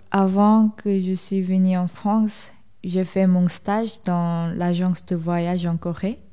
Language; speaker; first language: French; non-native, fluent; Korean